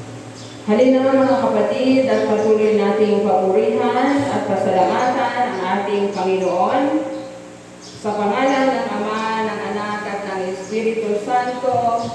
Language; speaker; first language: Filipino; native; Filipino